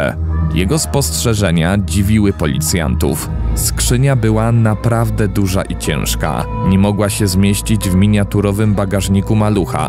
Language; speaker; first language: Polish; native; Polish